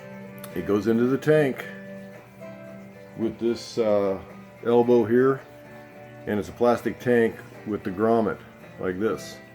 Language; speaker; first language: English; native; English